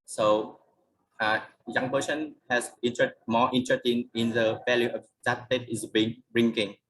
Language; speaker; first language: English; non-native, learner; Vietnamese